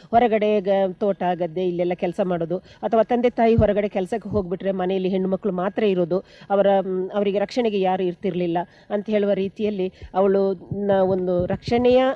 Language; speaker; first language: Kannada; non-native, local second language; Kodava